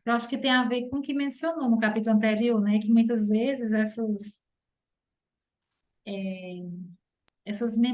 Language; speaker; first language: Portuguese; native; Portuguese